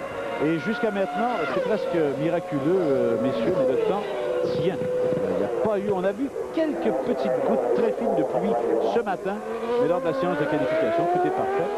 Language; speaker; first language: French; native; French